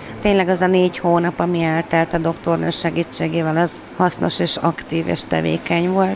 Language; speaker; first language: Hungarian; native; Hungarian